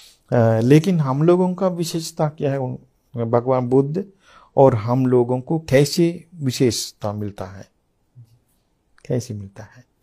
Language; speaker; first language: Hindi; non-native, fluent; Sinhala